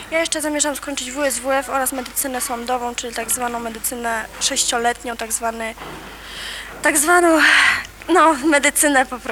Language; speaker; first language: Polish; native; Polish